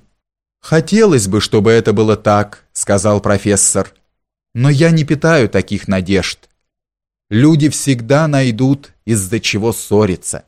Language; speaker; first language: Russian; native; Russian